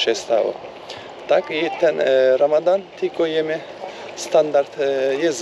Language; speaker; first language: Polish; non-native, learner; Turkish